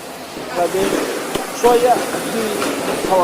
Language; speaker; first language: Indonesian; non-native, learner; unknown